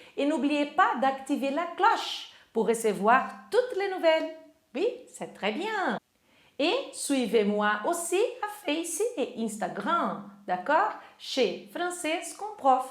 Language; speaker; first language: French; non-native, fluent; Portuguese